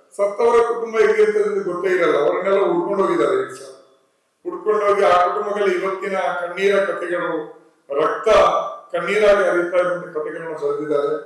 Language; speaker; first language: Kannada; non-native, local second language; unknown